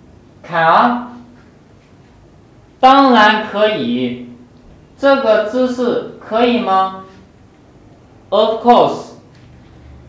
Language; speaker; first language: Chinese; non-native, fluent; Urdu